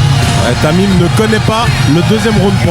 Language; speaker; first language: French; native; French